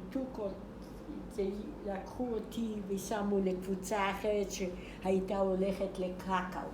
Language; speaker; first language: Hebrew; non-native, fluent; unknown